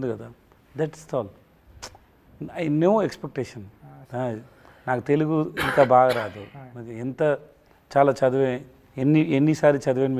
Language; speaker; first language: Telugu; non-native, learner; Tamil